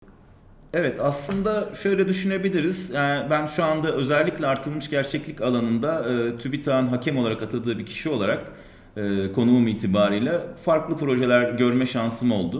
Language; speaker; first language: Turkish; native; Turkish